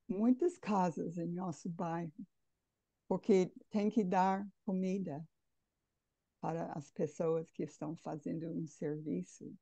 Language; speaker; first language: Portuguese; non-native, fluent; English